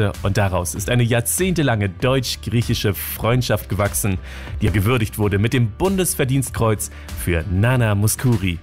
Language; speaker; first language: German; native; German